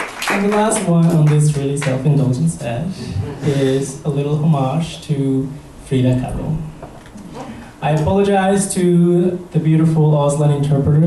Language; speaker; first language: English; early bilingual, other home language; Spanish